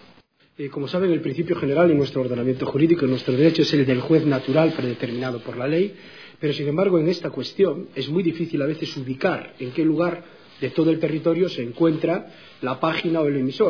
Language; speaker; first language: Spanish; native; Spanish